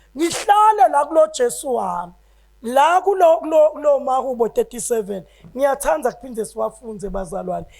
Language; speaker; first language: Zulu; non-native, local second language; Swati